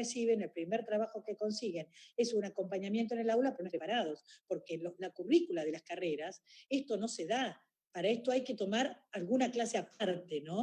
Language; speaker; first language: Spanish; native; Spanish